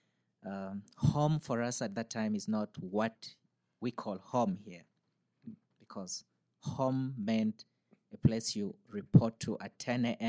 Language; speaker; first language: English; non-native, local second language; Acoli